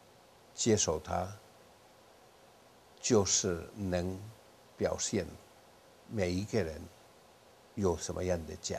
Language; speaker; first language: Chinese; non-native, fluent; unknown